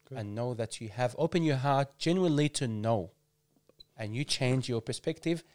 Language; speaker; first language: English; non-native, fluent; Arabic